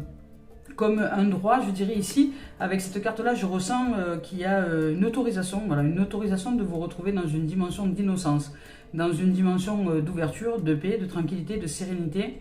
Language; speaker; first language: French; native; French